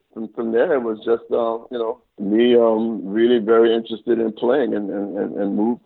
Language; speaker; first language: English; native; English